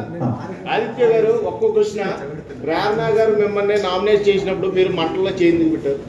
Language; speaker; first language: Telugu; native; Telugu